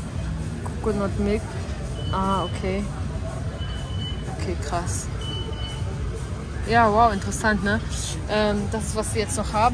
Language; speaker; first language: German; native; German